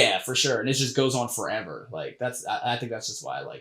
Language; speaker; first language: English; native; English